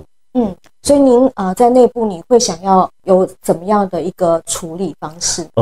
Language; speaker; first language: Chinese; native; Chinese